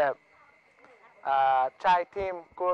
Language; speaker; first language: Vietnamese; non-native, learner; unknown